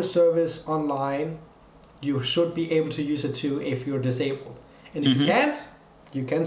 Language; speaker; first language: English; non-native, fluent; German